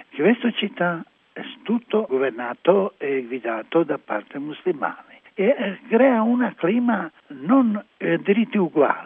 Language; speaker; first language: Italian; non-native, learner; Croatian